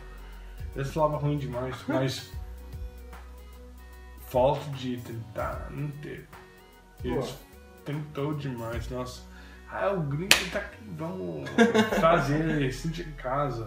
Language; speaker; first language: Portuguese; non-native, fluent; English